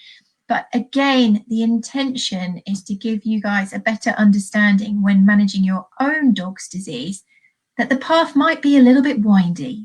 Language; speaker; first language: English; native; English